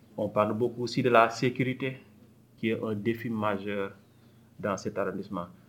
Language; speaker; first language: French; non-native, local second language; Wolof